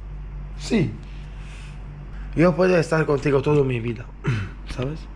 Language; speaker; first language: Spanish; non-native, learner; Swedish